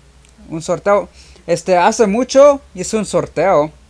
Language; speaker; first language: Spanish; early bilingual, heritage; Spanish